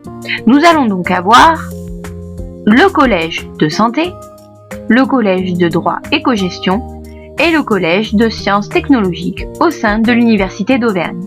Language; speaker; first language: French; native; French